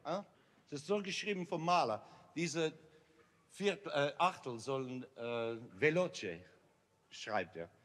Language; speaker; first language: German; non-native, learner; English